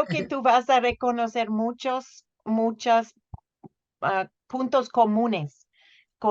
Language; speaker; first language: Spanish; non-native, fluent; English